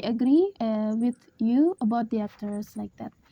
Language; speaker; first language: English; non-native, learner; Indonesian